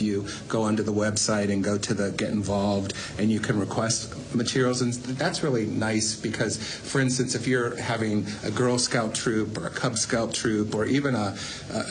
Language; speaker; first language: English; native; English